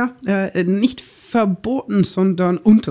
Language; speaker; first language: German; non-native, learner; Norwegian